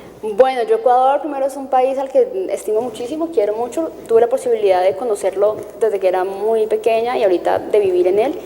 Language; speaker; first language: Spanish; native; Spanish